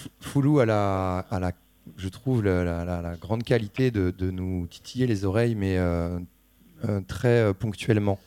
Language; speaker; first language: French; native; French